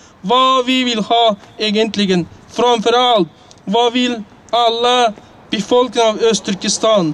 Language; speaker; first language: Swedish; non-native, fluent; Uyghur